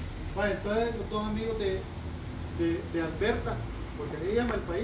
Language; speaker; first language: Spanish; native; Spanish